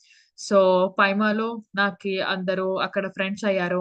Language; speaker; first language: Telugu; early bilingual, heritage; Telugu